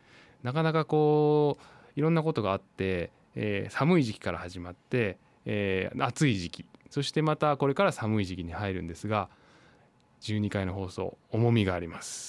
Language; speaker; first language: Japanese; native; Japanese